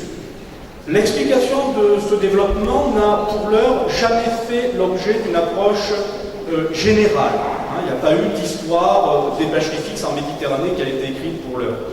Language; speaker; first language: French; native; French